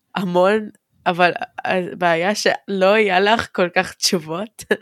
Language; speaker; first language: Hebrew; early bilingual, other home language; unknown